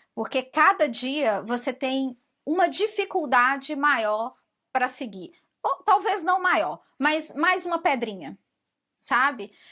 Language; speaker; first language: Portuguese; native; Portuguese